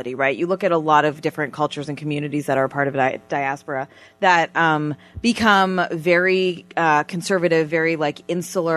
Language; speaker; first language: English; non-native, fluent; Armenian